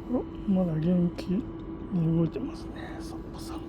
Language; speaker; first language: Japanese; native; Japanese